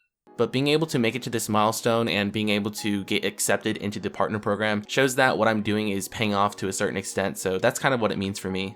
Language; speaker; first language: English; native; English